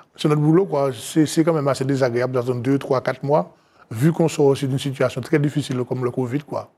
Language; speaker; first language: French; native; French